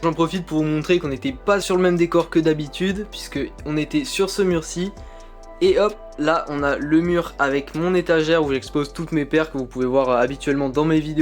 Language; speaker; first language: French; native; French